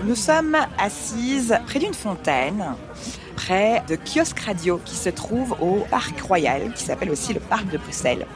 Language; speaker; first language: French; native; French